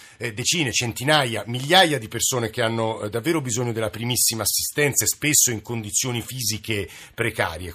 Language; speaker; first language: Italian; native; Italian